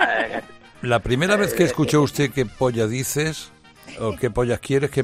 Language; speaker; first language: Spanish; native; Spanish